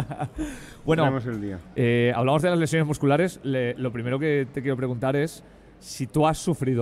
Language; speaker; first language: Spanish; native; Spanish